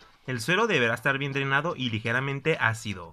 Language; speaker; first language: Spanish; native; Spanish